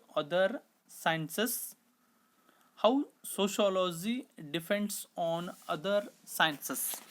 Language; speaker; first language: English; non-native, local second language; Kannada